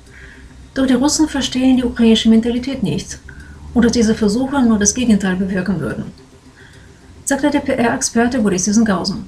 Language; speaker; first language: German; non-native, fluent; Ukrainian